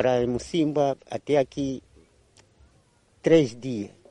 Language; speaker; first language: Portuguese; non-native, local second language; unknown